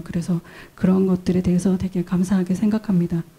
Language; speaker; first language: Korean; native; Korean